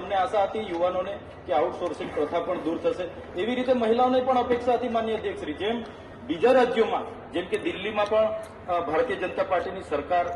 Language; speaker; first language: Gujarati; non-native, local second language; Vasavi